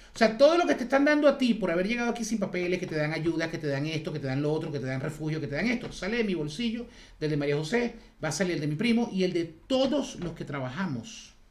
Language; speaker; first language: Spanish; native; Spanish